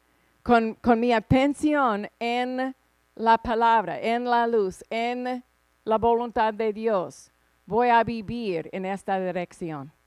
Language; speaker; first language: Spanish; non-native, fluent; English